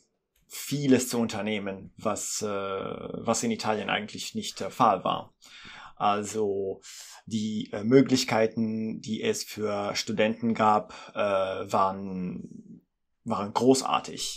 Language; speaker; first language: German; non-native, fluent; Italian